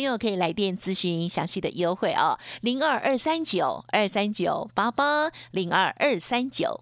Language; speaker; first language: Chinese; native; Chinese